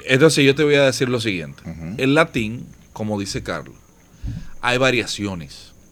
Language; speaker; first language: Spanish; native; Spanish